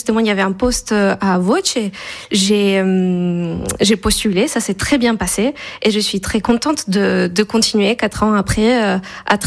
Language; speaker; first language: French; non-native, fluent; Spanish